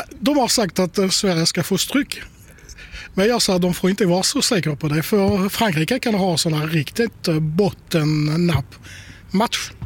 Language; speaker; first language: Swedish; non-native, fluent; French